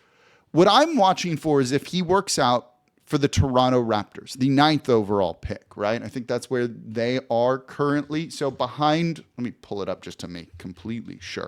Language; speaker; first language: English; native; English